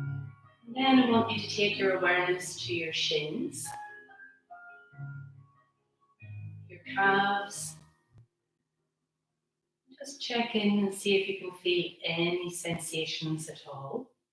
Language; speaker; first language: English; native; English